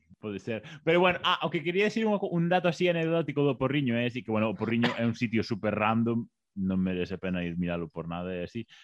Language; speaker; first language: Galician; non-native, local second language; Spanish